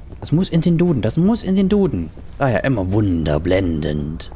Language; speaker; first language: German; native; German